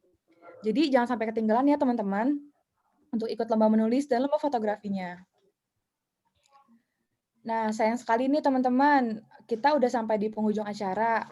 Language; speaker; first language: Indonesian; native; Indonesian